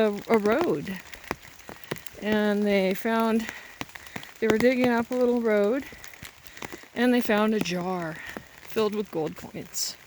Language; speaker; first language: English; native; English